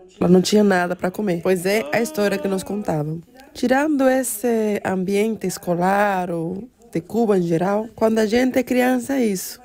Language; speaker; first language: Portuguese; non-native, fluent; Spanish